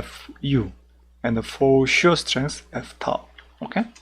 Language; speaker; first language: English; non-native, fluent; Korean